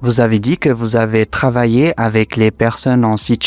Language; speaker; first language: French; native; French